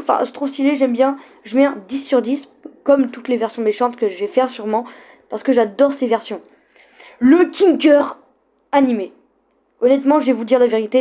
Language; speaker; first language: French; native; French